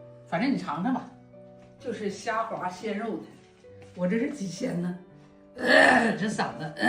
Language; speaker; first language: Chinese; native; Chinese